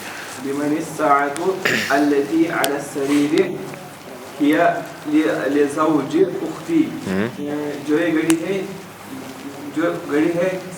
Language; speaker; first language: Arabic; non-native, learner; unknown